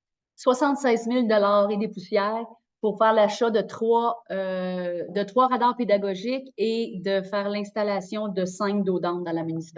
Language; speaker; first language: French; native; French